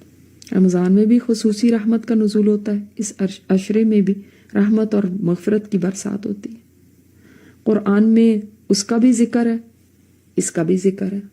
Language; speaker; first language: Urdu; native; Urdu